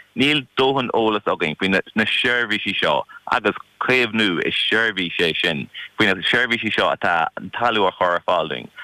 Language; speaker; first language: Irish; non-native, local second language; English